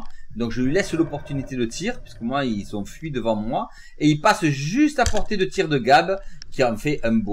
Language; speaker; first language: French; native; French